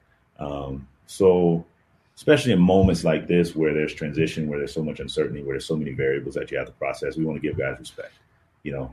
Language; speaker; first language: English; native; English